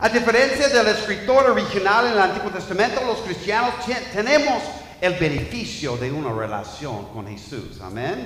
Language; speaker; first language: Spanish; non-native, fluent; English